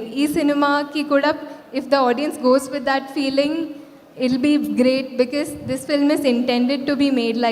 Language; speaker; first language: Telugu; non-native, fluent; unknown